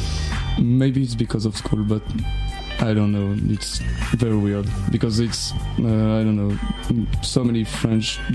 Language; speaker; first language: English; non-native, learner; French